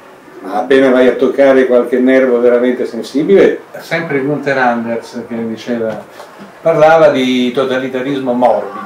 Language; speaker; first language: Italian; native; Italian